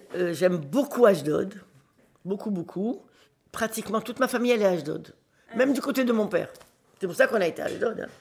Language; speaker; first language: French; native; French